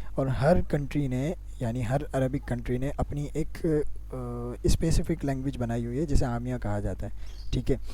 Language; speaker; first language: Urdu; native; Urdu